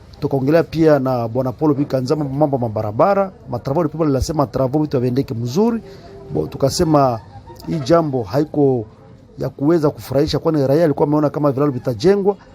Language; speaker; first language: Swahili; native; Swahili